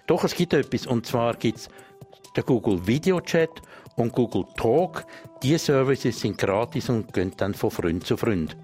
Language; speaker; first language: German; non-native, local second language; Swiss German